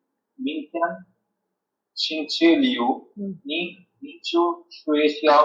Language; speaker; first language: Chinese; non-native, learner; Tamil